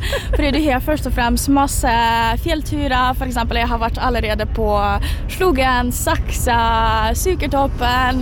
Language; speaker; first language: Norwegian; non-native, learner; Ukrainian